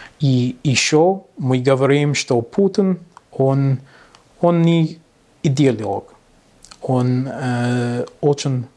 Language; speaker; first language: Russian; non-native, learner; English